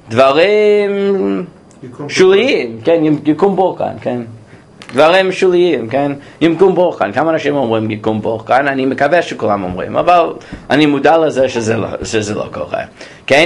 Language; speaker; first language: Hebrew; non-native, fluent; English